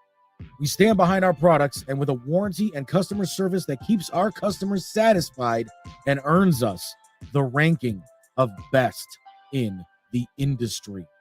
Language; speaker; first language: English; native; English